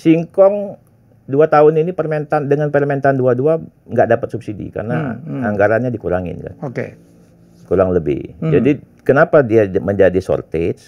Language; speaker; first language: Indonesian; native; Indonesian